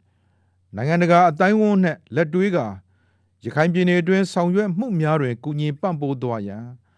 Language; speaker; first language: Burmese; native; Burmese